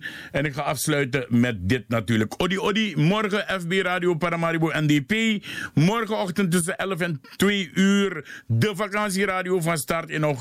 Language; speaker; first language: Dutch; native; Dutch